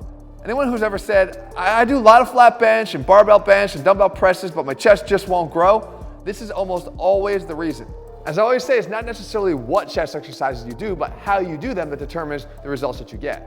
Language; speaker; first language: English; native; English